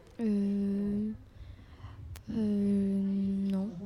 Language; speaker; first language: French; early bilingual, other home language; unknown